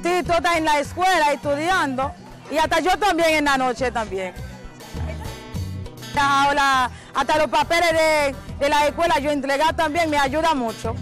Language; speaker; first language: Spanish; non-native, local second language; Haitian Creole